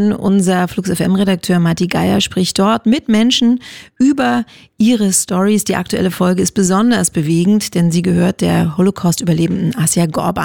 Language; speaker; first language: German; native; German